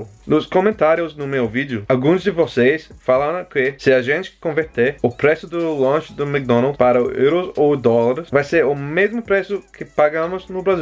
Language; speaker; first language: Portuguese; non-native, fluent; English